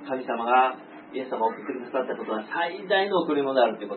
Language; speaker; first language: Japanese; native; Japanese